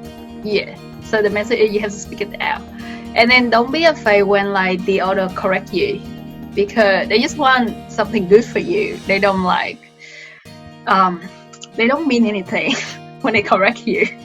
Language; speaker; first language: English; non-native, fluent; Vietnamese